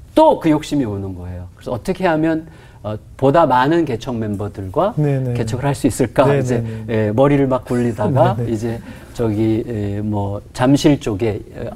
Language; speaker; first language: Korean; native; Korean